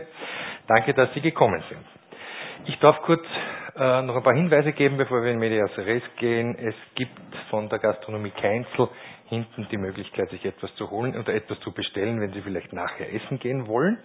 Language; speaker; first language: German; native; German